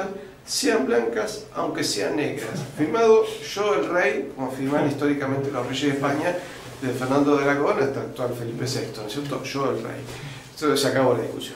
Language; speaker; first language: Spanish; native; Spanish